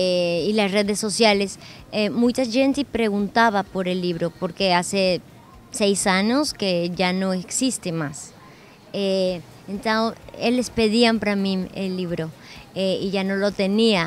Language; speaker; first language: Portuguese; non-native, learner; Spanish